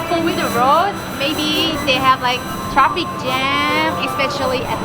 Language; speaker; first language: English; non-native, learner; Thai